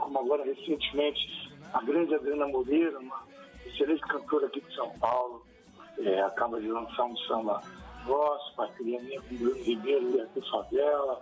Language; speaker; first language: Portuguese; native; Portuguese